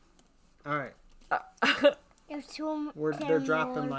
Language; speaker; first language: English; native; English